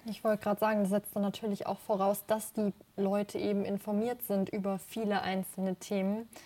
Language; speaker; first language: German; native; German